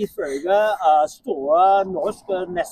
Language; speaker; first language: Norwegian; non-native, learner; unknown